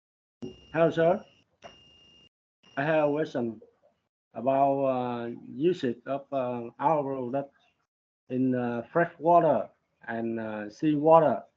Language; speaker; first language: English; non-native, learner; Vietnamese